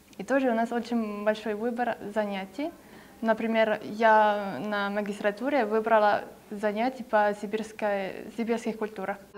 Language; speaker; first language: Russian; non-native, fluent; Finnish